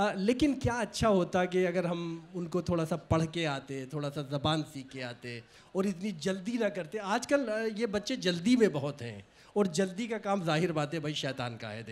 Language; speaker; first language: Hindi; native; Hindi